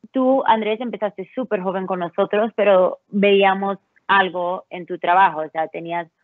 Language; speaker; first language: Spanish; early bilingual, heritage; Spanish